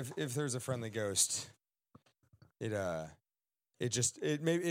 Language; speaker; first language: English; native; English